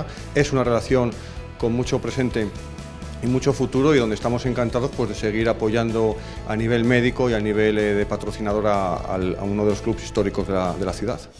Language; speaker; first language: Spanish; native; Spanish